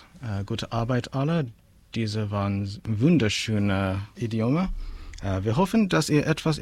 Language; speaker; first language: German; non-native, learner; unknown